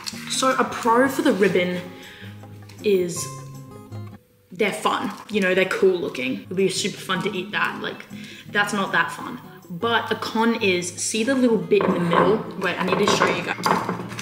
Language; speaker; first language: English; native; English